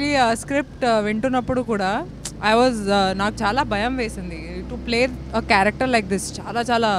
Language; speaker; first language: Telugu; non-native, fluent; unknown